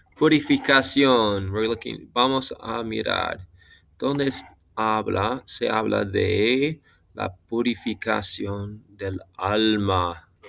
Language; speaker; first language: Spanish; non-native, fluent; English